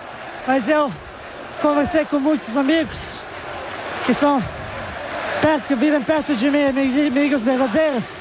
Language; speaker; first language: Portuguese; non-native, fluent; Serbian